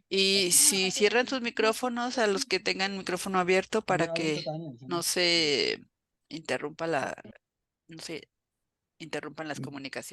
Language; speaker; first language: Spanish; native; Spanish